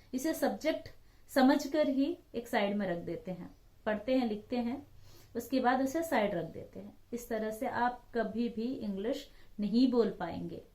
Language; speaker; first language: Hindi; non-native, local second language; Telugu